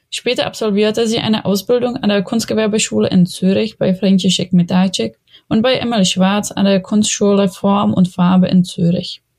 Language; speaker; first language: German; non-native, fluent; Czech